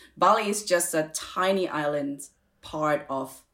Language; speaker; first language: English; non-native, fluent; Indonesian